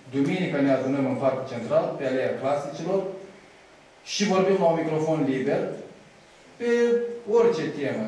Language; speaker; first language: Romanian; native; Romanian